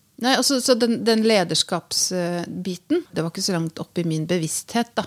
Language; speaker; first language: Norwegian; native; Norwegian